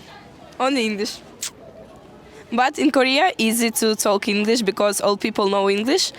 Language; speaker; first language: English; non-native, learner; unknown